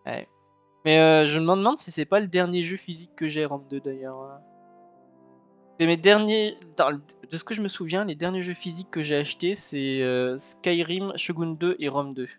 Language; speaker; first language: French; native; French